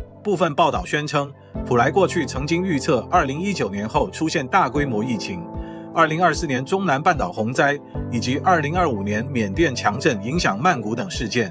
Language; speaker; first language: Chinese; native; Chinese